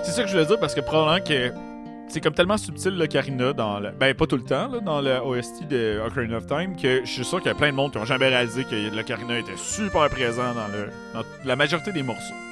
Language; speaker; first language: French; native; French